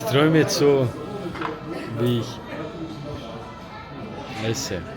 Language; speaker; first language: German; early bilingual, other home language; Bosnian